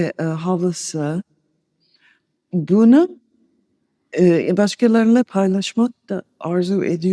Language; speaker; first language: Turkish; non-native, fluent; English